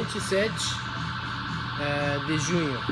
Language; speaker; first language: Portuguese; non-native, learner; English